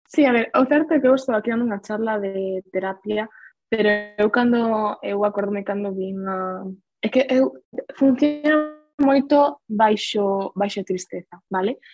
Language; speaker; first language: Galician; non-native, local second language; Spanish